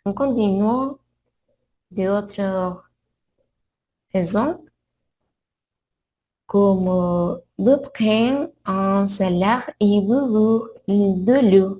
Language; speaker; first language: French; non-native, learner; Spanish